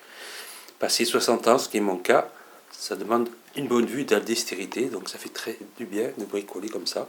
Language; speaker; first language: French; native; French